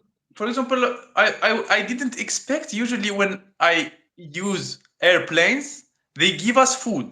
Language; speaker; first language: English; non-native, learner; Russian